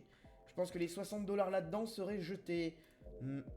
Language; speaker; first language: French; native; French